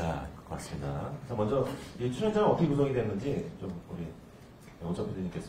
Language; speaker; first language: Korean; native; Korean